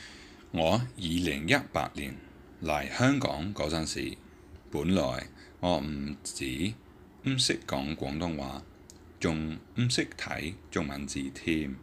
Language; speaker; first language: Cantonese; non-native, learner; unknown